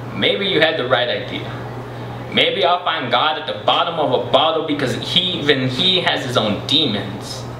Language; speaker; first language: English; native; English